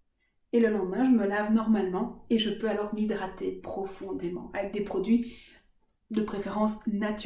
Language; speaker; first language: French; native; French